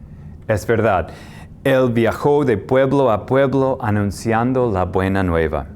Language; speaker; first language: Spanish; non-native, fluent; English